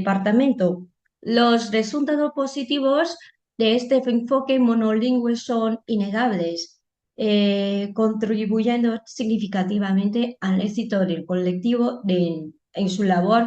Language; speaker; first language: Spanish; non-native, fluent; Vietnamese